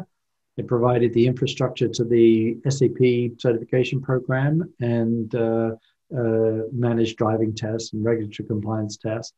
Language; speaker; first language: English; native; English